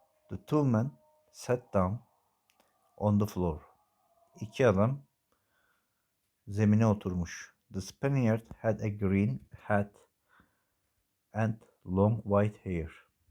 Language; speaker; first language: English; non-native, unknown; Turkish